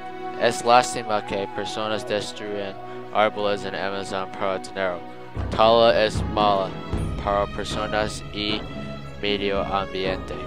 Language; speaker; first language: Spanish; non-native, learner; English